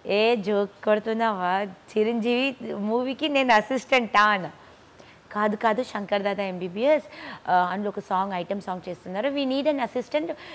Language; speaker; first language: Telugu; non-native, local second language; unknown